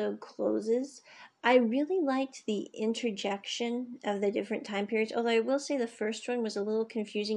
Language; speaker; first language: English; native; English